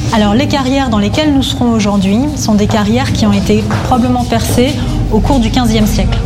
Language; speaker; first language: French; native; French